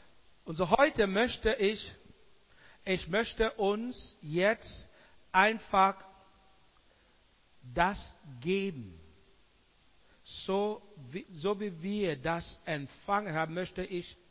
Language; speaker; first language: German; non-native, learner; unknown